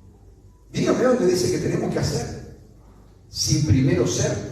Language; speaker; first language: Spanish; native; Spanish